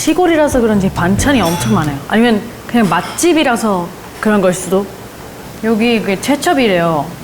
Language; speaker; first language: Korean; non-native, fluent; English